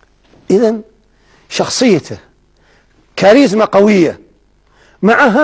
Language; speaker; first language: Arabic; native; Arabic